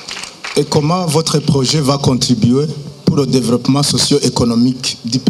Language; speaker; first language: French; non-native, local second language; Rundi